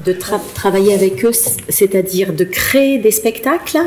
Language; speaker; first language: French; native; French